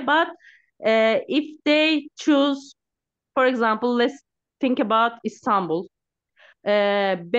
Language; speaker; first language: English; non-native, learner; Turkish